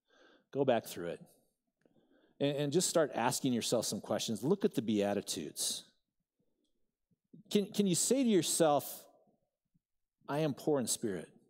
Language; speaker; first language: English; native; English